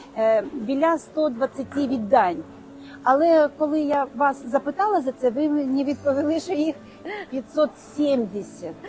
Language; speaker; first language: Ukrainian; non-native, local second language; Russian